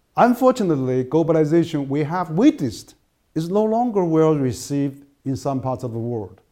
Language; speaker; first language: English; non-native, fluent; Chinese